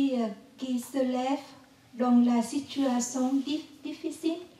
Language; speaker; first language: French; non-native, learner; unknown